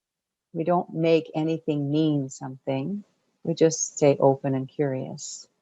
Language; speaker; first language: English; native; English